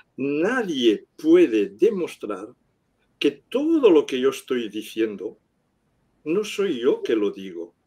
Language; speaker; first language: Spanish; non-native, local second language; Catalan